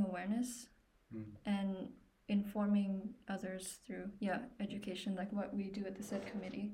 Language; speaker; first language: English; native; English